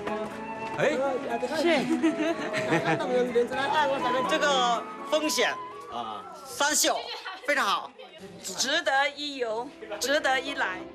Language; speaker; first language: Chinese; native; Chinese